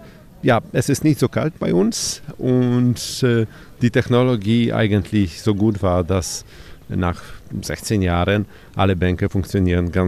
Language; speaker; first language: German; non-native, fluent; Polish